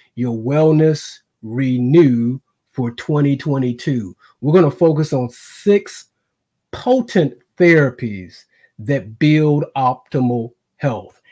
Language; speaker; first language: English; native; English